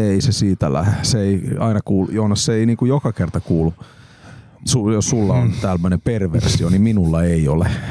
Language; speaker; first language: Finnish; native; Finnish